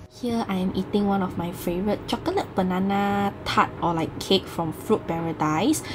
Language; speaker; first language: English; non-native, local second language; Chinese